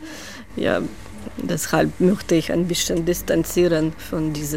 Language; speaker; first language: German; non-native, learner; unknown